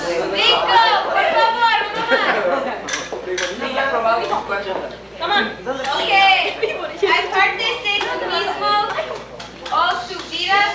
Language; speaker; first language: Spanish; early bilingual, other home language; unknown